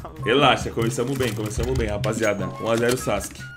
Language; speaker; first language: Portuguese; native; Portuguese